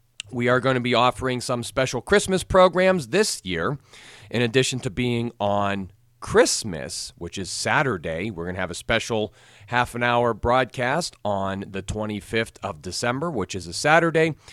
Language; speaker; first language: English; native; English